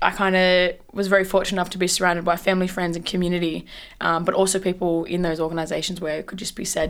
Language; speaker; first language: English; native; English